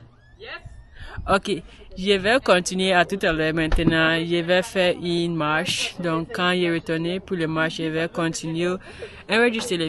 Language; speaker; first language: French; non-native, learner; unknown